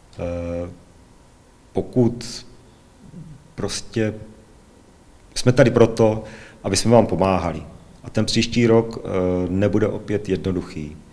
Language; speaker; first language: Czech; native; Czech